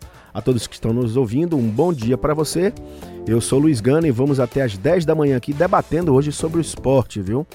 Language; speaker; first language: Portuguese; native; Portuguese